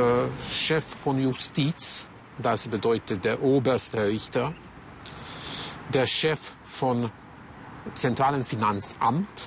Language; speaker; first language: German; non-native, fluent; Hungarian